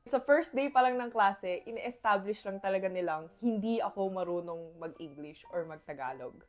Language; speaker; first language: Filipino; early bilingual, other home language; Korean